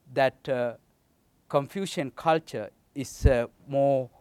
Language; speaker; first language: English; non-native, local second language; Sinhala